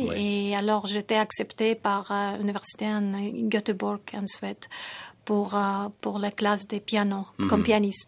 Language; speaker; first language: French; non-native, fluent; Tajik